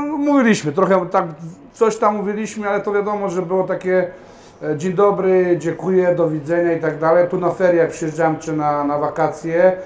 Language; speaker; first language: Polish; early bilingual, heritage; Serbian